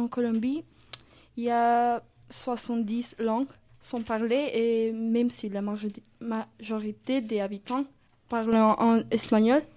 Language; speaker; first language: French; non-native, learner; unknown